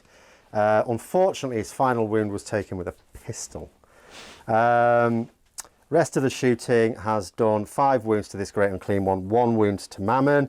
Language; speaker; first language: English; native; English